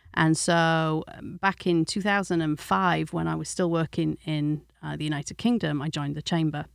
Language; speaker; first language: English; native; English